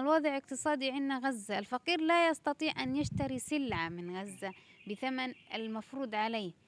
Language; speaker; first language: Arabic; native; Arabic